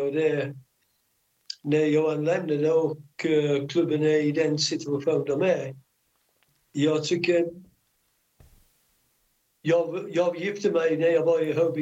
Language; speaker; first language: Swedish; non-native, fluent; English